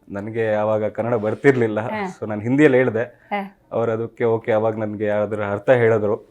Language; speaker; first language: Kannada; non-native, fluent; Odia